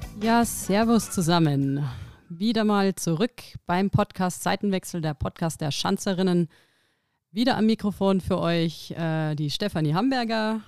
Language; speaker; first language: German; native; German